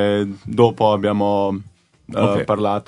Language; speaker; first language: Italian; non-native, learner; Slovenian